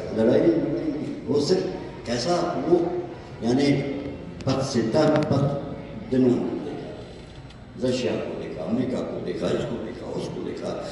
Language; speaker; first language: Urdu; non-native, fluent; Persian